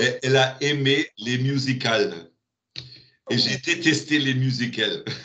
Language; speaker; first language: French; non-native, learner; German